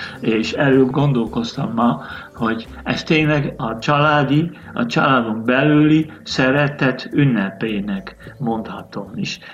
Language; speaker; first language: Hungarian; non-native, fluent; Dutch